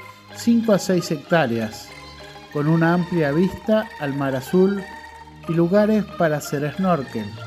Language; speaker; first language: Spanish; non-native, fluent; Indonesian